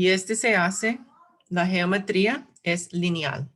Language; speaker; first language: Spanish; early bilingual, heritage; English